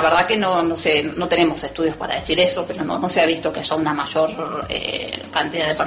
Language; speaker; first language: Spanish; native; Spanish